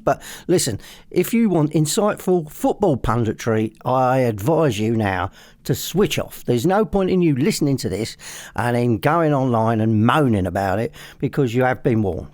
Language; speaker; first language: English; native; English